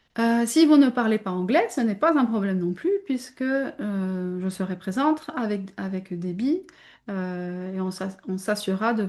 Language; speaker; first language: French; native; French